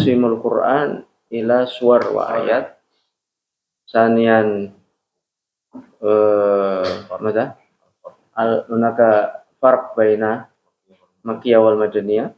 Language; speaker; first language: Arabic; non-native, fluent; Indonesian